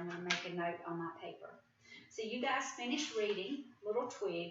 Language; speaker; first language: English; native; English